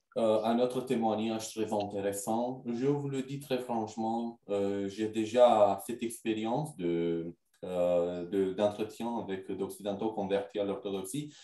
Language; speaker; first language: French; non-native, fluent; Romanian